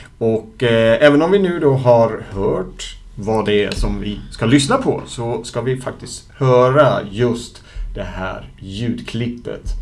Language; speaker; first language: Swedish; native; Swedish